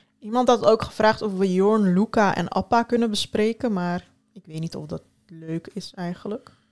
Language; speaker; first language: Dutch; early bilingual, other home language; Turkish